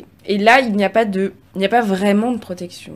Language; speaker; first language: French; native; French